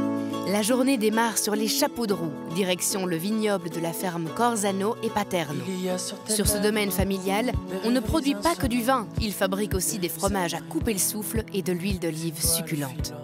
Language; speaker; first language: French; native; French